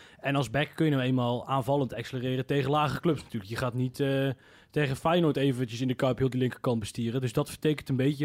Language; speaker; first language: Dutch; native; Dutch